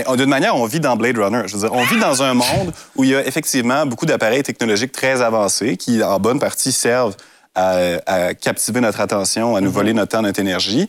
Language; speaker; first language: French; native; French